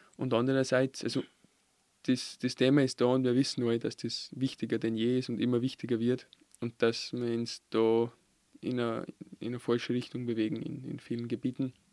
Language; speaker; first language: German; early bilingual, other home language; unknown